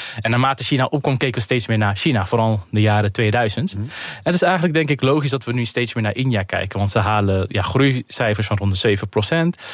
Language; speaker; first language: Dutch; native; Dutch